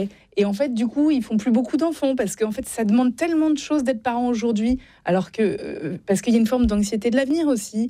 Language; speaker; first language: French; native; French